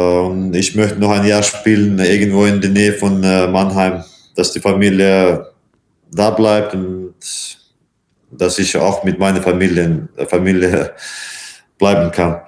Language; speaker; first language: German; non-native, fluent; Latvian